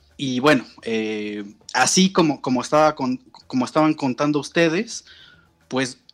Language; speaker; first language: Spanish; native; Spanish